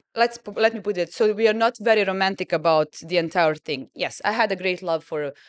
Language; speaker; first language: English; non-native, fluent; Serbian